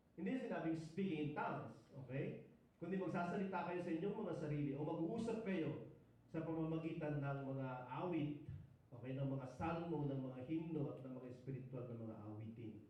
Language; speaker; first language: Filipino; non-native, local second language; Iloko